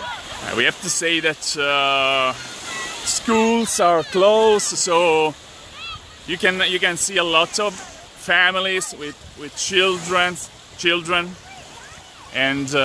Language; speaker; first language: English; non-native, fluent; Italian